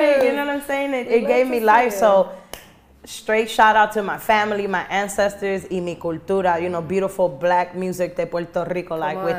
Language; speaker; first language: English; native; English